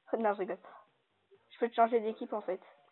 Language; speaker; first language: French; native; French